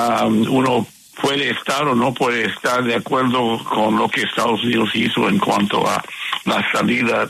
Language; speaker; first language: Spanish; non-native, fluent; English